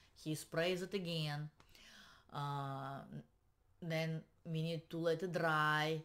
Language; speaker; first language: English; non-native, fluent; Russian